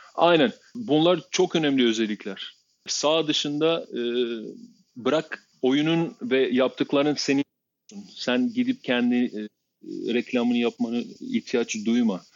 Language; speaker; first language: Turkish; non-native, fluent; Albanian